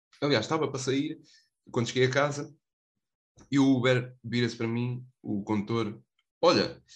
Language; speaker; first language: Portuguese; native; Portuguese